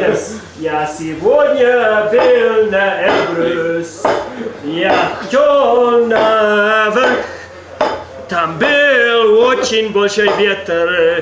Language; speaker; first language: Russian; non-native, learner; English